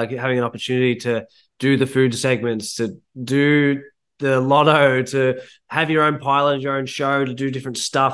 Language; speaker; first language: English; native; English